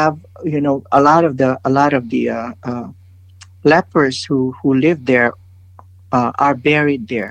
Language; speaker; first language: English; non-native, local second language; Filipino